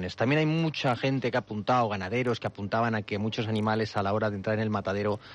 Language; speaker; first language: Spanish; native; Spanish